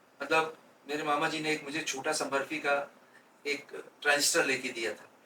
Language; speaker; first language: Hindi; native; Hindi